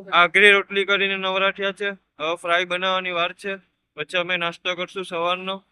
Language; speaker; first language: Gujarati; native; Gujarati